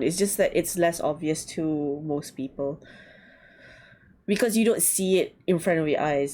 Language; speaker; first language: English; non-native, learner; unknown